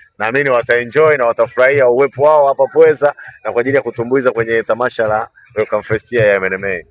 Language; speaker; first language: Swahili; native; Swahili